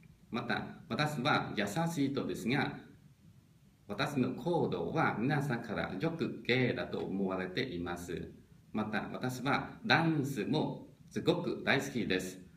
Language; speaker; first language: Japanese; non-native, learner; Khmer